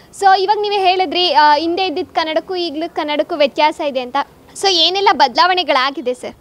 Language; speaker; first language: Kannada; native; Kannada